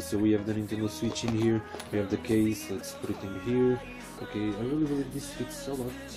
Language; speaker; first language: English; non-native, fluent; Portuguese